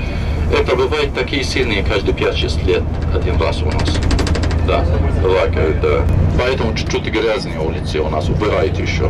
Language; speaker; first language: Russian; non-native, fluent; Arabic